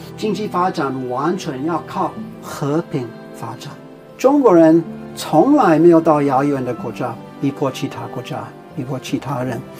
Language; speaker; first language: Chinese; non-native, fluent; English